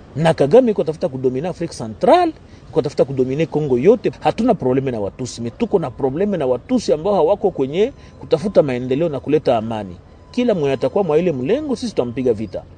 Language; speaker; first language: Swahili; native; Swahili